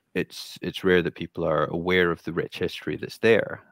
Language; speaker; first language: English; native; English